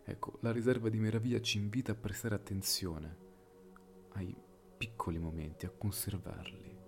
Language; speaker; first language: Italian; native; Italian